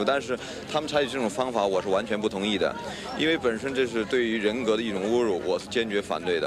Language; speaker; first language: Chinese; native; Chinese